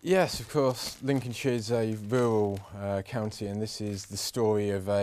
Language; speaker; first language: English; native; English